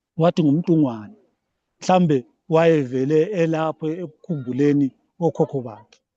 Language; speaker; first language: Zulu; native; Zulu